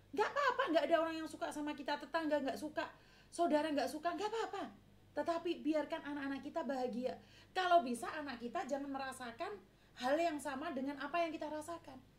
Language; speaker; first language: Indonesian; non-native, local second language; Javanese